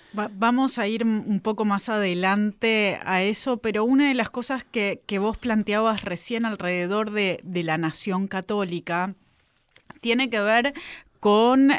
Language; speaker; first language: Spanish; native; Spanish